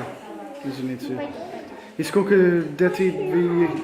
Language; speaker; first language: Russian; non-native, learner; English